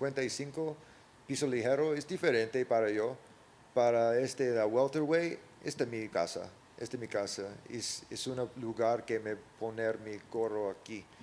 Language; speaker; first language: Spanish; early bilingual, heritage; English